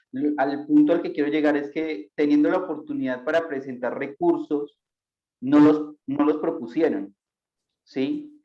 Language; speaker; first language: Spanish; native; Spanish